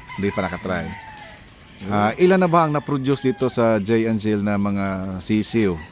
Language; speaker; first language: Filipino; non-native, local second language; Cebuano